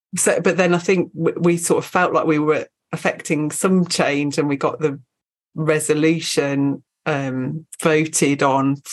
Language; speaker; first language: English; native; English